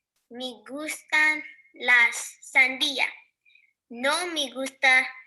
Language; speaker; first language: Spanish; non-native, learner; English